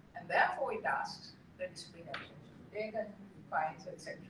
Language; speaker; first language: English; non-native, local second language; Sinhala